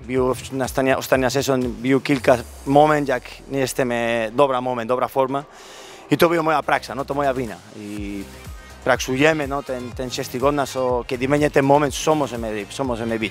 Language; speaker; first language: Polish; non-native, learner; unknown